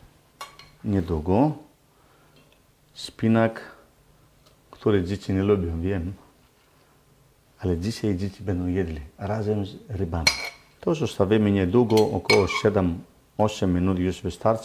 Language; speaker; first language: Polish; non-native, learner; Greek